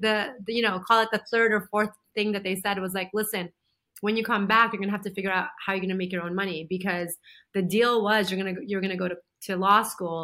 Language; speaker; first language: English; native; English